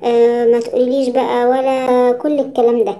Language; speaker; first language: Arabic; native; Arabic